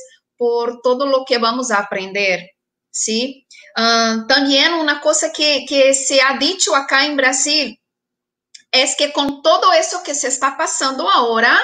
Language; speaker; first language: Spanish; non-native, fluent; Portuguese